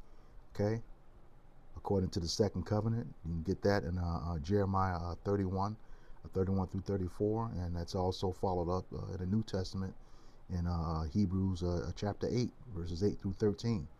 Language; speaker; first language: English; native; English